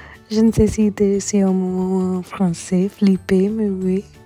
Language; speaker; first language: French; non-native, learner; Hindi